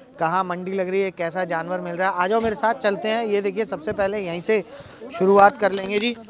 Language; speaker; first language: Hindi; non-native, local second language; Punjabi